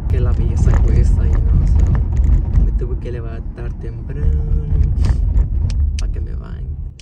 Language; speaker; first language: Spanish; early bilingual, heritage; Spanish